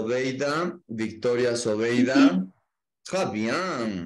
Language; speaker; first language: French; non-native, learner; Spanish